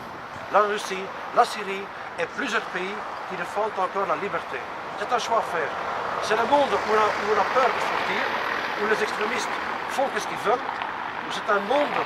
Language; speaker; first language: French; non-native, local second language; Dutch